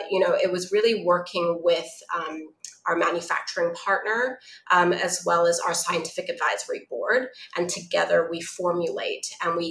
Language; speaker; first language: English; non-native, local second language; Cantonese